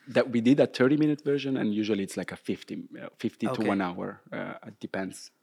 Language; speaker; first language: English; non-native, fluent; Italian